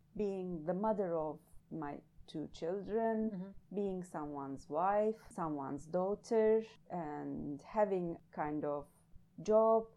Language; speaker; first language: English; non-native, fluent; Turkish